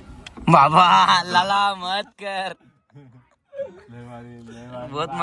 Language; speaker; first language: Hindi; non-native, local second language; Marathi